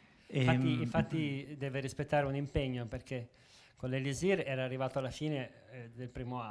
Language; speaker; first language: Italian; native; Italian